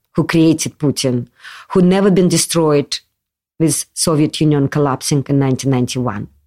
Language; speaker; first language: English; non-native, learner; Russian